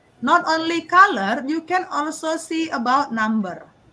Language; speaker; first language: English; non-native, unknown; Indonesian